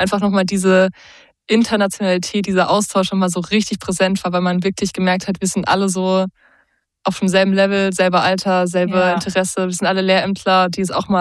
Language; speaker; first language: German; native; German